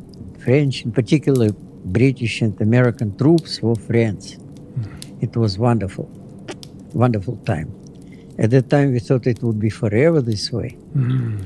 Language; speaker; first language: English; non-native, fluent; Russian